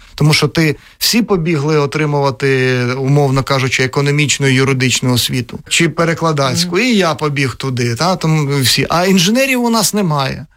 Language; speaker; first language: Ukrainian; native; Ukrainian